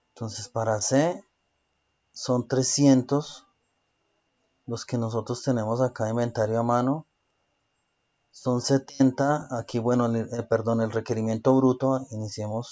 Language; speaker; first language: Spanish; native; Spanish